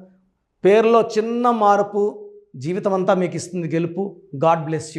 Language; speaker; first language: Telugu; native; Telugu